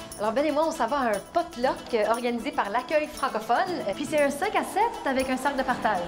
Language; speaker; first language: French; native; French